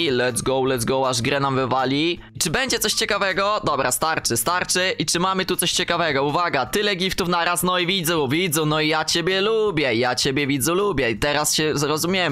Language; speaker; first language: Polish; native; Polish